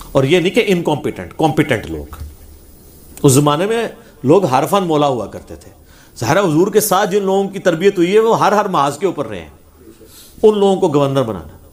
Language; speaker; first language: Urdu; non-native, local second language; Punjabi